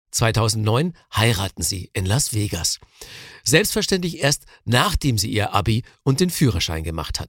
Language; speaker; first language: German; native; German